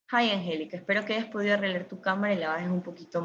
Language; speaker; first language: Spanish; native; Spanish